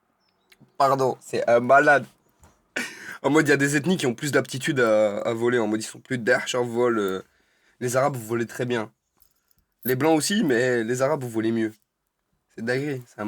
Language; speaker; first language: French; native; French